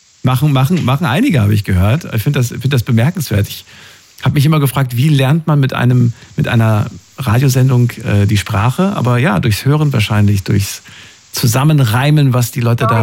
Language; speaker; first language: German; native; German